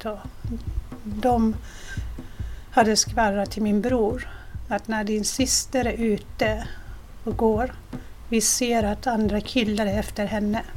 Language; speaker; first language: Swedish; non-native, fluent; Persian